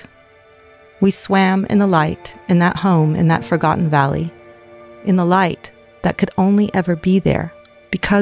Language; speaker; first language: English; native; English